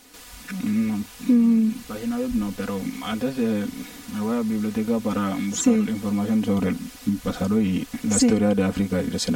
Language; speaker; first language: Spanish; non-native, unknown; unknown